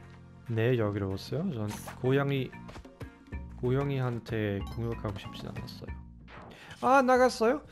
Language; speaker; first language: Korean; non-native, fluent; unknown